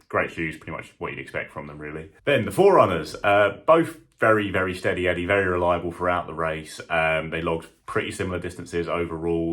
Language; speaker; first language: English; native; English